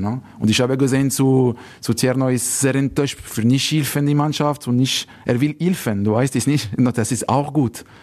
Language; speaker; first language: German; non-native, learner; French